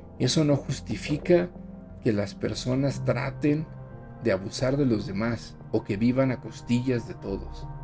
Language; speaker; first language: Spanish; native; Spanish